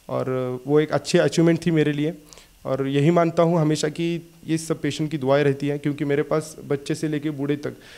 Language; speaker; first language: Hindi; non-native, local second language; Marathi